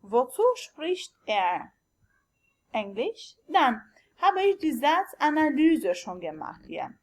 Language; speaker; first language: German; non-native, learner; Albanian